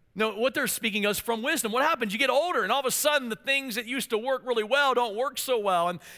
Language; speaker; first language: English; native; English